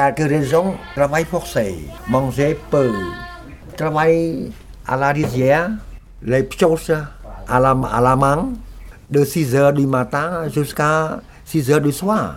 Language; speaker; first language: French; non-native, local second language; Khmer